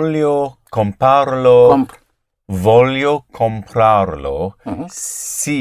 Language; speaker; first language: Italian; non-native, learner; English